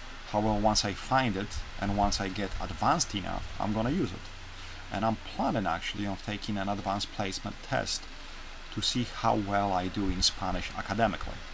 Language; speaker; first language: English; non-native, fluent; Polish